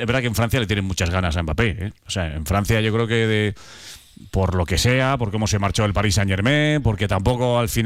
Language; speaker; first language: Spanish; native; Spanish